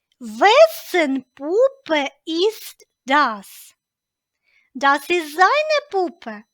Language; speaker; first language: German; non-native, fluent; Ukrainian